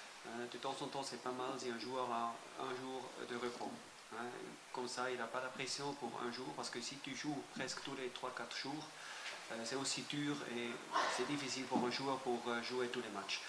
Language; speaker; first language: French; non-native, fluent; German